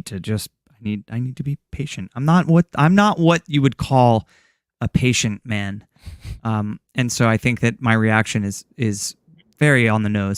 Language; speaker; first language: English; native; English